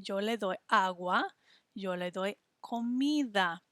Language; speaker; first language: Spanish; non-native, fluent; English